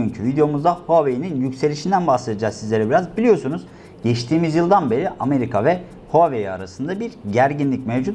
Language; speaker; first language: Turkish; native; Turkish